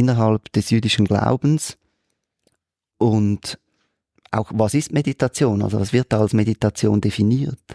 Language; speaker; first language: German; native; German